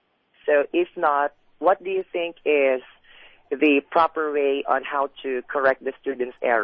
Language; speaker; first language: English; non-native, local second language; Filipino